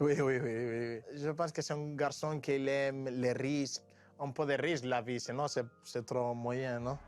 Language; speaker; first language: French; non-native, learner; Spanish